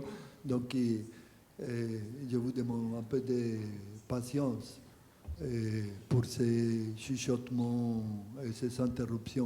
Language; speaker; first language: French; non-native, fluent; Spanish